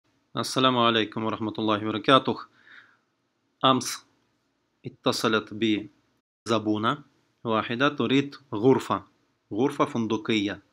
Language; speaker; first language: Arabic; non-native, fluent; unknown